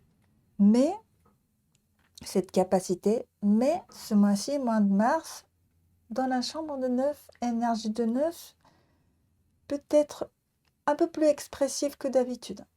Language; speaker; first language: French; non-native, learner; Japanese